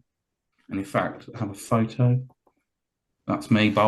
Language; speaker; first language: English; native; English